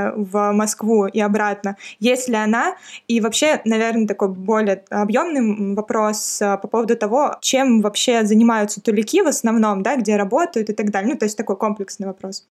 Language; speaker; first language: Russian; native; Russian